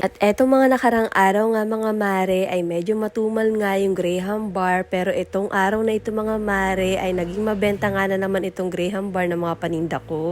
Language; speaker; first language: Filipino; native; Filipino